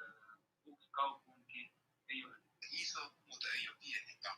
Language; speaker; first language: Finnish; non-native, learner; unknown